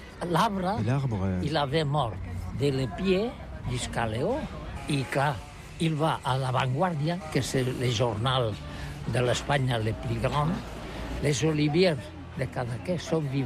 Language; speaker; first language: French; non-native, learner; Catalan